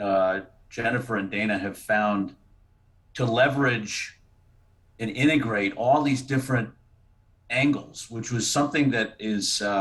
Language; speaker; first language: English; native; English